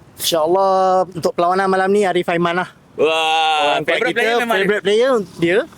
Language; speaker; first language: Malay; native; Malay